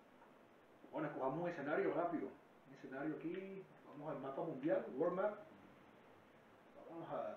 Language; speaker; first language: Spanish; native; Spanish